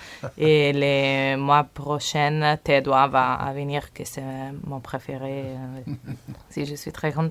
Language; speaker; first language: French; non-native, learner; Italian